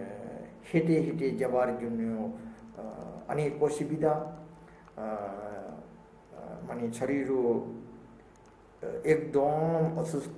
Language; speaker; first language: Bangla; non-native, learner; Sinhala